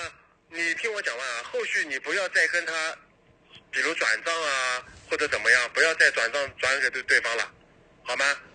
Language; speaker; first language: Chinese; native; Chinese